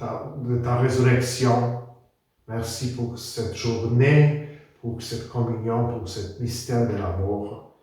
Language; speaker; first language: French; non-native, fluent; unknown